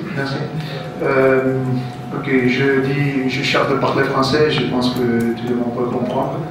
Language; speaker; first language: French; non-native, fluent; Turkish